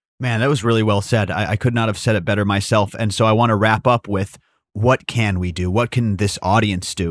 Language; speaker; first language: English; native; English